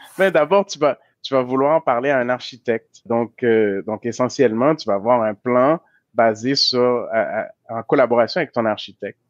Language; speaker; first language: French; early bilingual, other home language; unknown